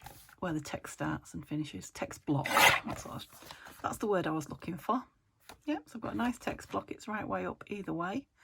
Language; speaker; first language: English; native; English